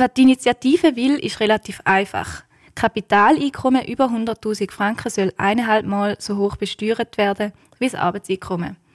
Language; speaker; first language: German; native; German